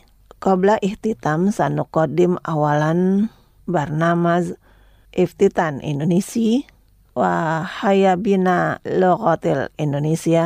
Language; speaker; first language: Arabic; non-native, fluent; Indonesian